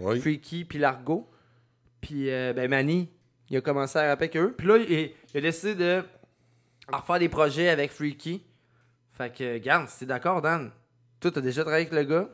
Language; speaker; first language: French; native; French